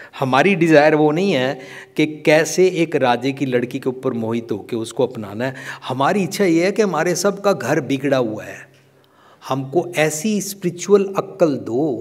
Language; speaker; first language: Hindi; non-native, local second language; Punjabi